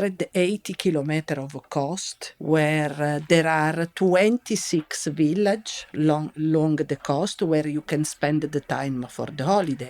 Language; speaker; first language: English; non-native, learner; Italian